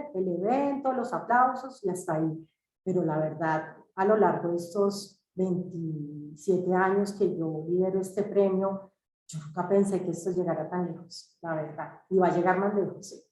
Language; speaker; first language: Spanish; native; Spanish